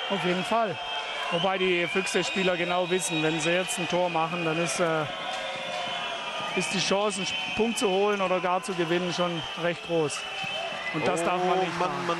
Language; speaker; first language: German; native; German